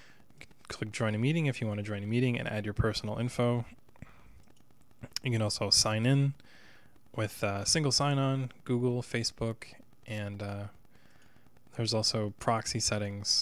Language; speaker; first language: English; native; English